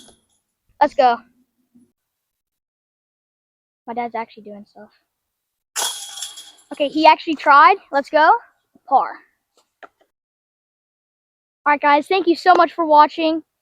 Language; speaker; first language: English; native; English